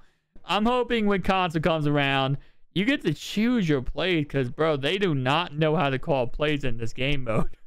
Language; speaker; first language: English; native; English